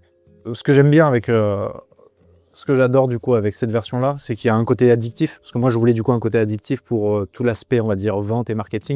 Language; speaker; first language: French; native; French